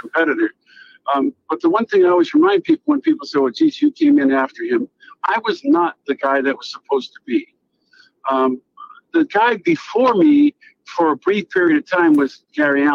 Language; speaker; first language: English; native; English